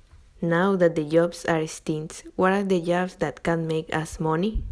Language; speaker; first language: English; non-native, learner; Spanish